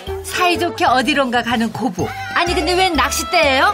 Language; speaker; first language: Korean; native; Korean